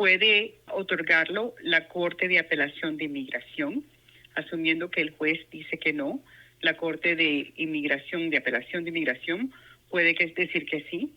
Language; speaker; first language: Spanish; non-native, local second language; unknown